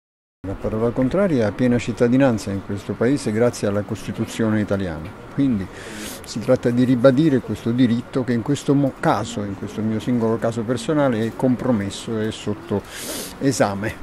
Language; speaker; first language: Italian; native; Italian